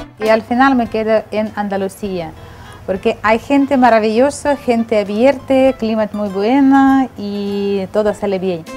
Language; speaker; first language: Spanish; non-native, learner; Russian